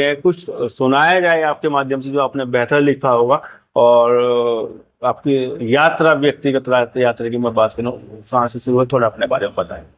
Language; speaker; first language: Hindi; native; Hindi